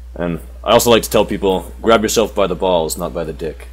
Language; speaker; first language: English; native; English